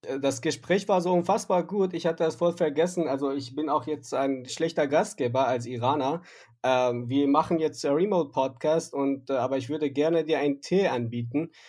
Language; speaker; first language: German; non-native, fluent; Persian